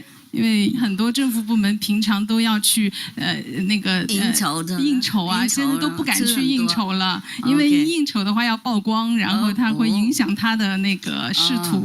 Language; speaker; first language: Chinese; native; Chinese